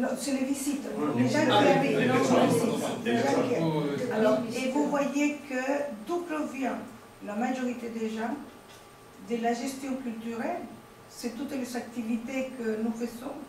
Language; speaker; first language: French; non-native, fluent; Spanish